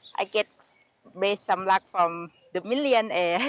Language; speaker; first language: English; non-native, learner; Thai